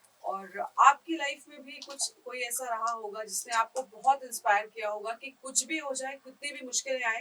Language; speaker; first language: Hindi; native; Hindi